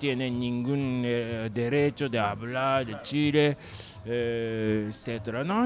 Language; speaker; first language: Spanish; non-native, learner; Japanese